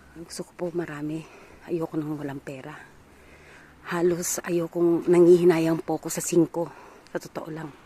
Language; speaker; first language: Filipino; native; Filipino